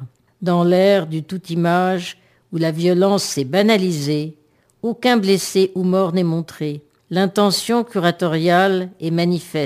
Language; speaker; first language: French; native; French